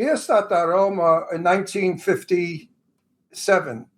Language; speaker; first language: Italian; early bilingual, heritage; English